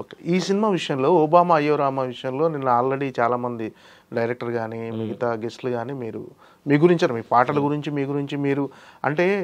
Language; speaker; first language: Telugu; native; Telugu